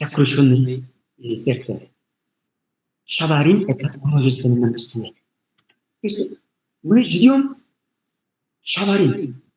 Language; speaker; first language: Russian; non-native, learner; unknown